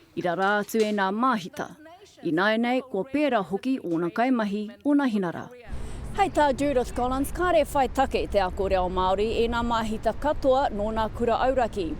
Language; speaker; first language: Māori; native; Māori